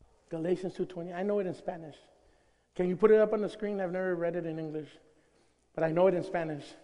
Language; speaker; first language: English; early bilingual, other home language; Spanish